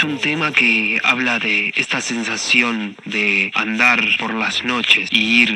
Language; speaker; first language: Spanish; native; Spanish